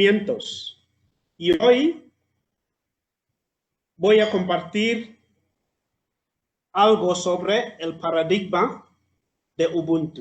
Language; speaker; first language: Spanish; non-native, fluent; Southern Sotho